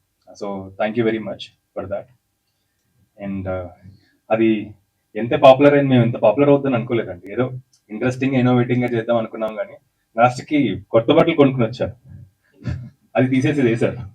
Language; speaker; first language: Telugu; native; Telugu